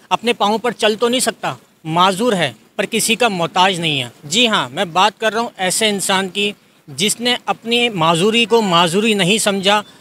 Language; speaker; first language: Urdu; native; Urdu